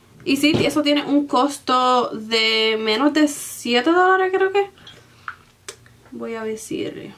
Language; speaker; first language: Spanish; early bilingual, heritage; Spanish